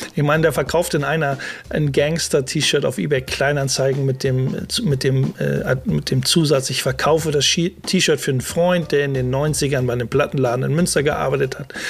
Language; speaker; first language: German; native; German